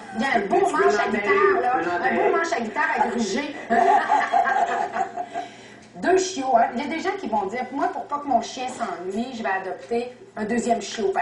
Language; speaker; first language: French; native; French